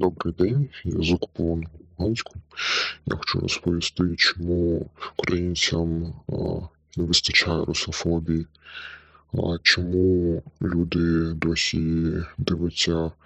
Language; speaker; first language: Ukrainian; non-native, local second language; Russian